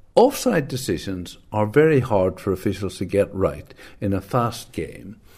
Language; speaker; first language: English; native; English